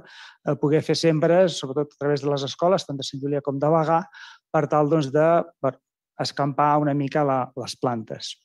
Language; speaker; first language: Catalan; native; Catalan